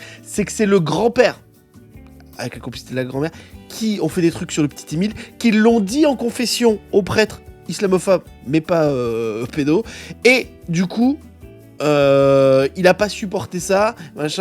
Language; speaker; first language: French; native; French